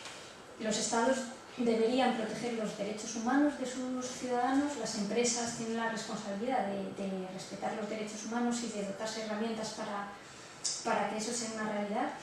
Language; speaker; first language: Spanish; native; Spanish